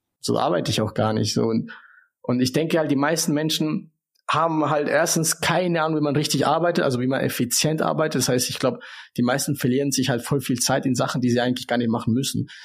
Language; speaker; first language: German; early bilingual, other home language; Spanish